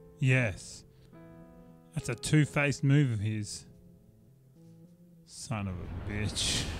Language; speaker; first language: English; native; English